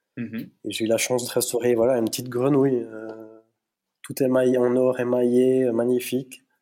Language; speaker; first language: French; native; French